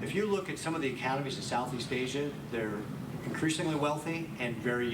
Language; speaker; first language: English; native; English